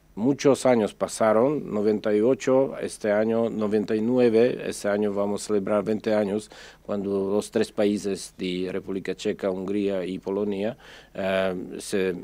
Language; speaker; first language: Spanish; non-native, fluent; Czech